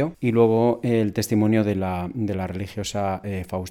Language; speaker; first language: Spanish; native; Spanish